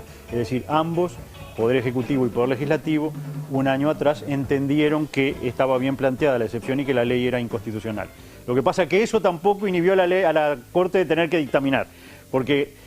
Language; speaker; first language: Spanish; native; Spanish